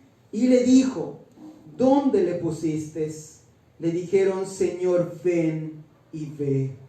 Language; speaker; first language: Spanish; native; Spanish